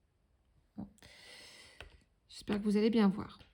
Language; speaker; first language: French; native; French